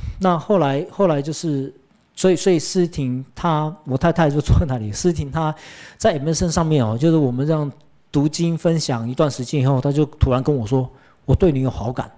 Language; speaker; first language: Chinese; early bilingual, heritage; Chinese